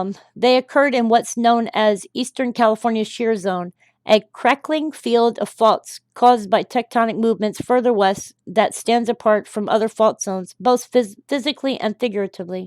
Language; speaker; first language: English; native; English